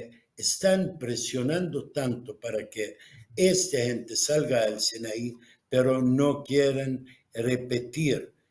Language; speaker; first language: Spanish; non-native, fluent; Arabic